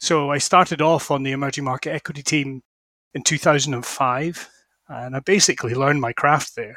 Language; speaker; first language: English; native; English